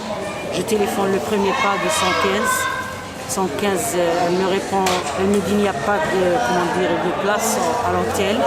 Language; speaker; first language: French; non-native, local second language; Arabic